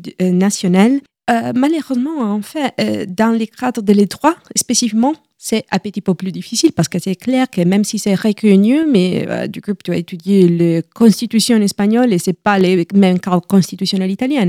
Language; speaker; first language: French; non-native, learner; Italian